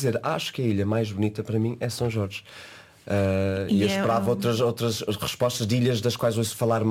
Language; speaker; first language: Portuguese; native; Portuguese